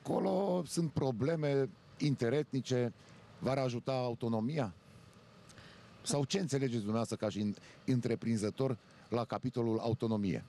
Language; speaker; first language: Romanian; native; Romanian